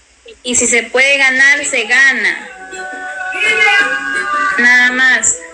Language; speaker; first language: Spanish; native; Spanish